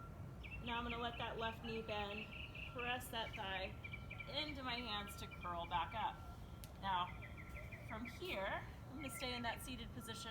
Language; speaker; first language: English; native; English